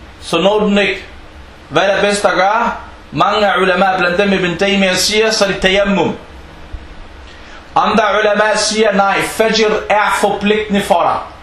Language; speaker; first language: Danish; early bilingual, other home language; Arabic